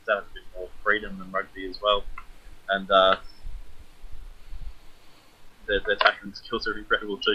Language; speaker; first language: English; native; English